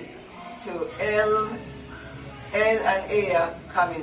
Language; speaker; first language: Spanish; non-native, learner; English